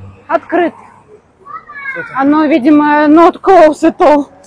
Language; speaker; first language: Russian; native; Russian